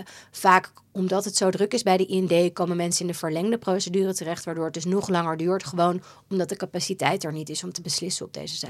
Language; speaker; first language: Dutch; native; Dutch